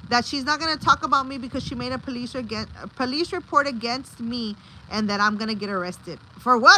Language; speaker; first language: English; early bilingual, other home language; Spanish